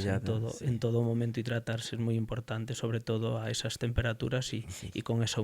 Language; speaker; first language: Spanish; native; Spanish